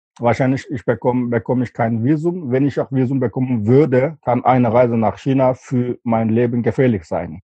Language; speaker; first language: German; non-native, fluent; Uyghur